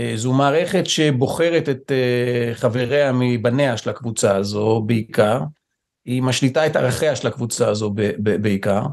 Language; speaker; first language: Hebrew; native; Hebrew